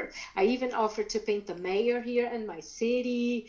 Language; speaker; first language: English; non-native, fluent; German